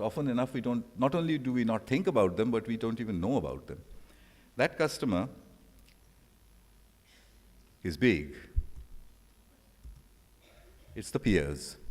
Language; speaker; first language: English; non-native, local second language; Bangla